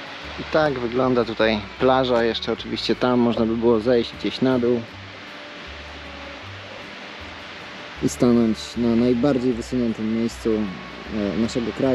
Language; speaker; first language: Polish; native; Polish